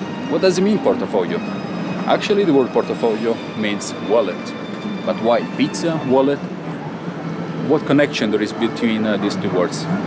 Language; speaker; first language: English; non-native, fluent; Italian